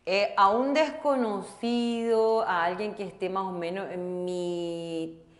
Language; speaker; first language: Spanish; non-native, local second language; Korean